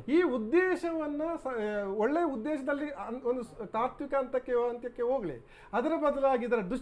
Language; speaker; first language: Kannada; non-native, local second language; Tulu